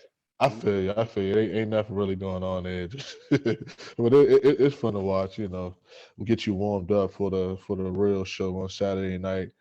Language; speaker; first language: English; native; English